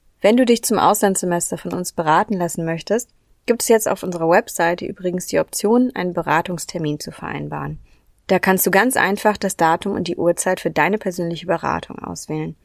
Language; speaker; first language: German; native; German